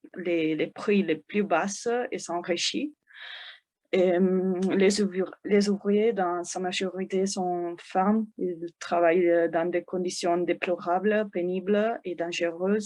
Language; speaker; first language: French; non-native, learner; Spanish